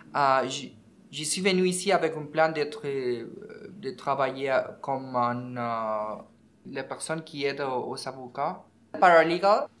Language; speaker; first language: French; non-native, fluent; Spanish